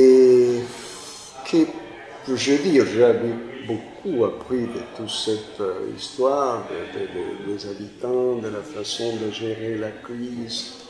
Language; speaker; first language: French; non-native, fluent; Spanish